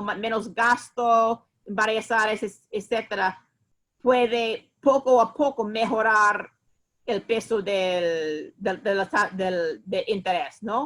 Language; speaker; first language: Spanish; non-native, fluent; English